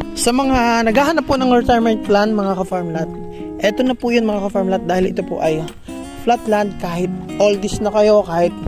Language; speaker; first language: Filipino; non-native, local second language; Bikol